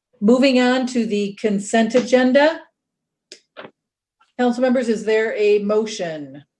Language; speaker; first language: English; native; English